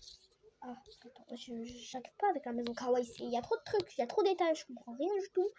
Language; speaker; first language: French; native; French